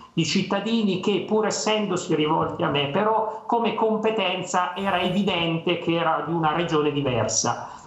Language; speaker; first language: Italian; native; Italian